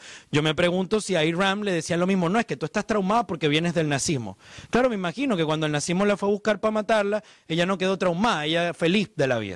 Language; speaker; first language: Spanish; native; Spanish